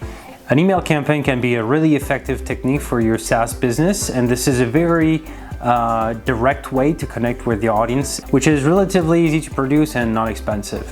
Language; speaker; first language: English; non-native, fluent; French